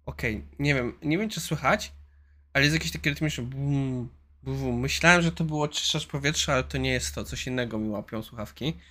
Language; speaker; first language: Polish; native; Polish